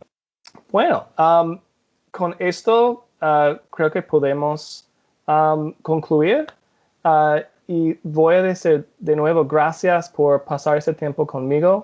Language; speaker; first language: Spanish; non-native, fluent; English